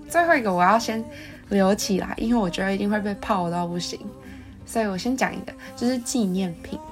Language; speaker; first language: Chinese; native; Chinese